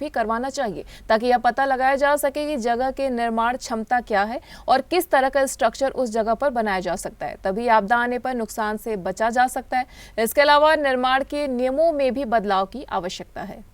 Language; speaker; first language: Hindi; native; Hindi